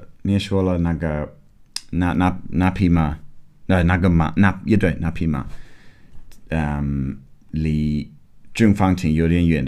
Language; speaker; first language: Chinese; non-native, fluent; English